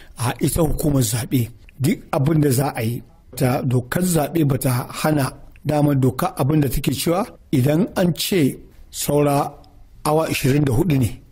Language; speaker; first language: Hausa; native; Hausa